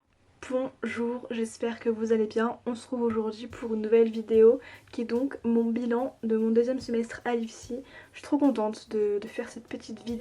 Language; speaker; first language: French; native; French